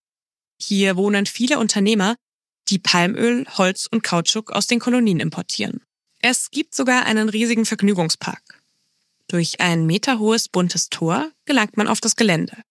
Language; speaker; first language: German; native; German